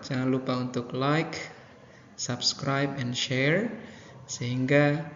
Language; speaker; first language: Indonesian; native; Indonesian